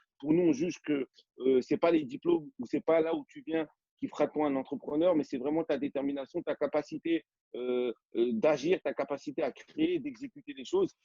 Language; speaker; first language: French; native; French